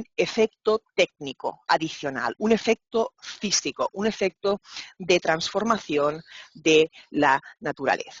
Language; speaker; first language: Spanish; native; Spanish